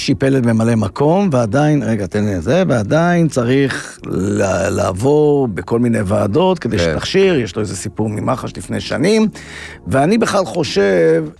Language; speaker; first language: Hebrew; native; Hebrew